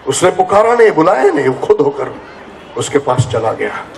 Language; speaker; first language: Hindi; non-native, local second language; Marathi